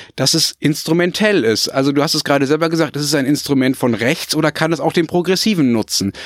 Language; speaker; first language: German; native; German